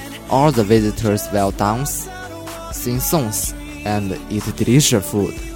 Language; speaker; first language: English; non-native, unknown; Chinese